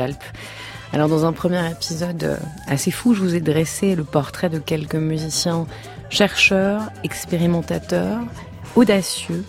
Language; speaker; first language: French; native; French